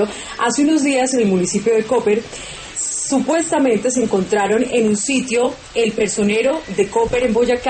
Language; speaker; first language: Spanish; native; Spanish